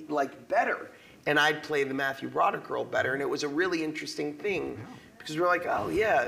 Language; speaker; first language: English; native; English